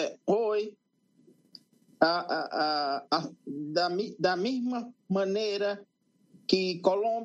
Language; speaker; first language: Portuguese; non-native, learner; Spanish